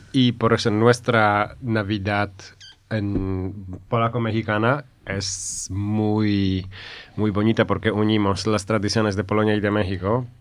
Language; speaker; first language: Spanish; non-native, fluent; Polish